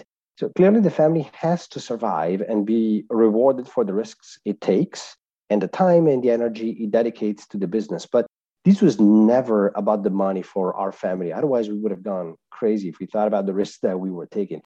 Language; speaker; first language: English; non-native, fluent; Italian